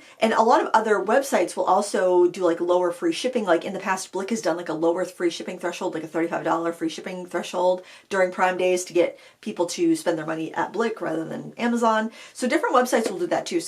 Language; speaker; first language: English; native; English